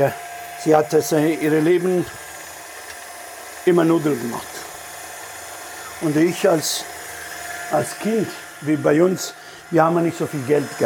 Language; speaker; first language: German; non-native, fluent; Italian